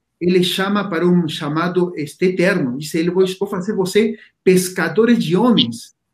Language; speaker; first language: Portuguese; non-native, fluent; Spanish